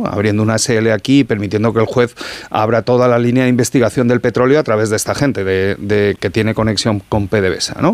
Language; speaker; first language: Spanish; native; Spanish